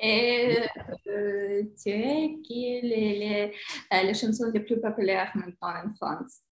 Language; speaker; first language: French; non-native, learner; Ukrainian